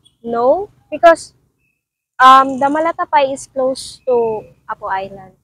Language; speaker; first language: English; non-native, local second language; Cebuano